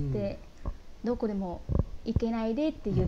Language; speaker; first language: Japanese; non-native, learner; Vietnamese